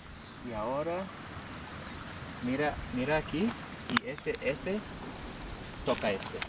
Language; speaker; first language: Spanish; non-native, learner; English